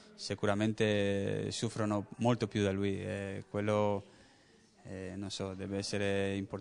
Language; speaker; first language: Italian; non-native, learner; Spanish